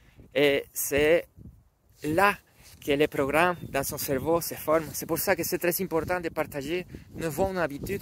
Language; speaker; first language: French; non-native, learner; Spanish